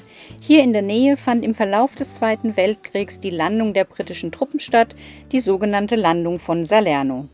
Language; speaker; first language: German; native; German